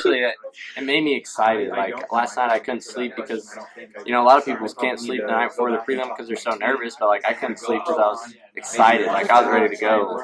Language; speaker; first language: English; native; English